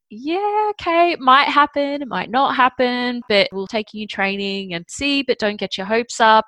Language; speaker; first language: English; native; English